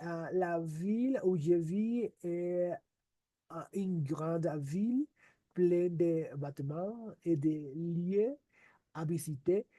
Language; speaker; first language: French; non-native, learner; Spanish